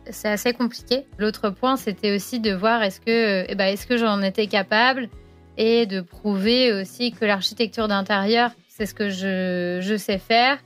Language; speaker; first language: French; native; French